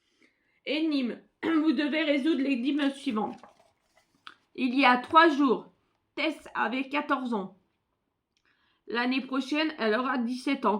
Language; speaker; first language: French; native; French